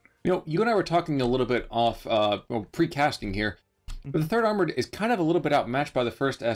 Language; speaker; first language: English; native; English